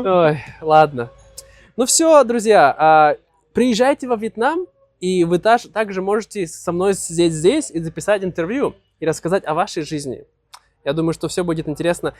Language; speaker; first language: Russian; native; Russian